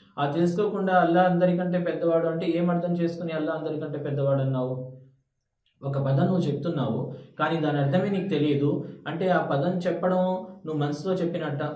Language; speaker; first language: Telugu; non-native, local second language; Urdu